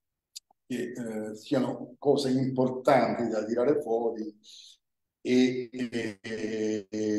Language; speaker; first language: Italian; native; Italian